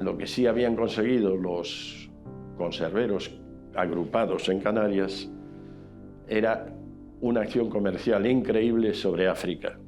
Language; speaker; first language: Spanish; native; Spanish